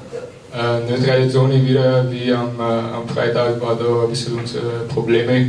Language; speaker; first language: German; non-native, learner; French